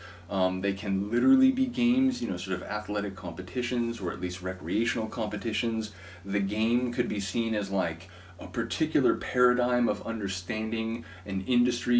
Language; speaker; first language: English; native; English